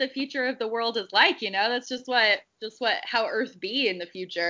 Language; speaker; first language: English; native; English